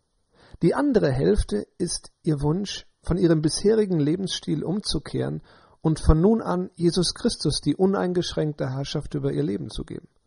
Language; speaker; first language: German; native; German